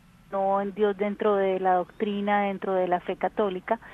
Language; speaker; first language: Spanish; native; Spanish